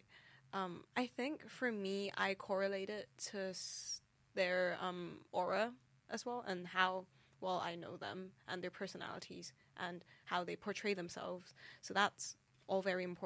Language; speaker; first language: English; non-native, local second language; Cantonese